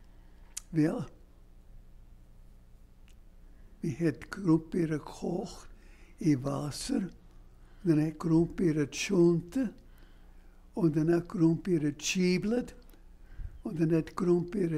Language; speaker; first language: German; early bilingual, heritage; German